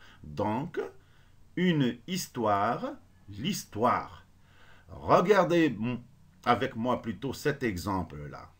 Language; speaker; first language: French; non-native, local second language; Arabic